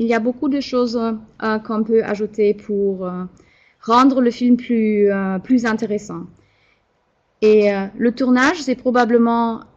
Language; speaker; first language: French; non-native, fluent; German